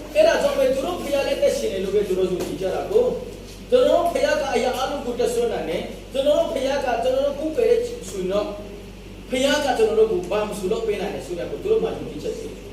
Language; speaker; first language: Burmese; non-native, local second language; Hakha Chin